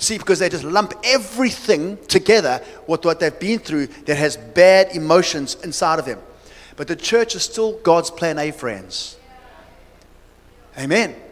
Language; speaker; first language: English; native; English